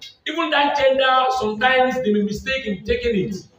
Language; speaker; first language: English; non-native, local second language; Yoruba